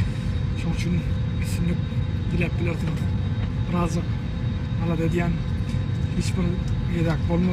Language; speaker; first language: Turkish; non-native, learner; Turkmen